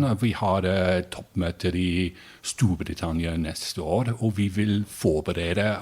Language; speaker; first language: Norwegian; non-native, fluent; English